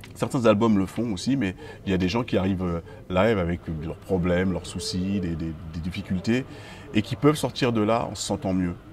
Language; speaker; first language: French; native; French